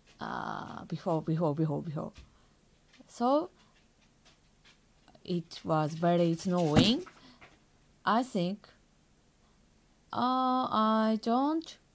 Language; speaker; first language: English; non-native, learner; Japanese